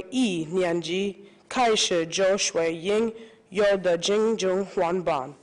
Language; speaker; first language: Chinese; non-native, learner; English